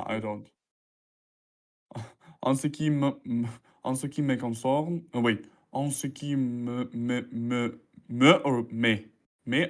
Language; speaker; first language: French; non-native, learner; Russian